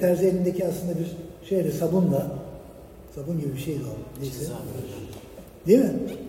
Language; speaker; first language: Turkish; native; Turkish